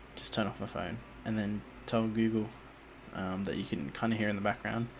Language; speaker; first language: English; native; English